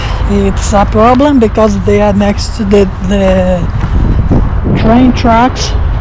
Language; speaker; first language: English; non-native, fluent; Portuguese